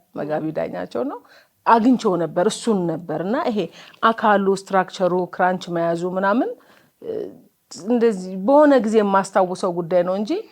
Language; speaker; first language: Amharic; native; Amharic